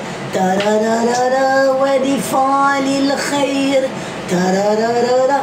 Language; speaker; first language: Arabic; native; Arabic